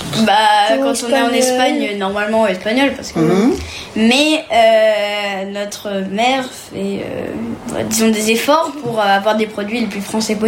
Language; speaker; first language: French; early bilingual, heritage; French